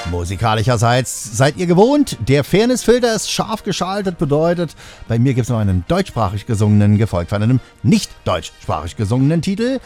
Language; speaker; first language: German; native; German